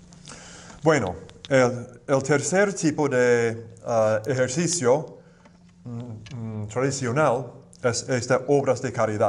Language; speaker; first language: Spanish; non-native, fluent; English